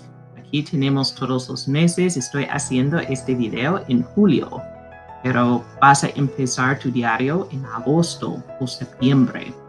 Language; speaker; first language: Spanish; non-native, fluent; English